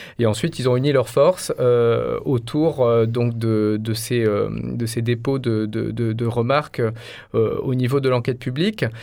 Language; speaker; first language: French; native; French